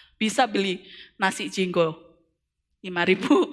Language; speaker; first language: Indonesian; native; Indonesian